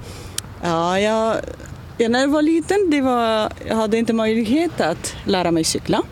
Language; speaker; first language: Swedish; non-native, learner; Arabic